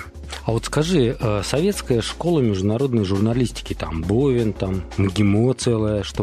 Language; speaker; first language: Russian; native; Russian